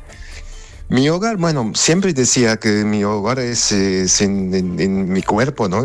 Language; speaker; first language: Spanish; non-native, fluent; Armenian